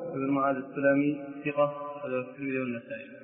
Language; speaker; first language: Arabic; native; Arabic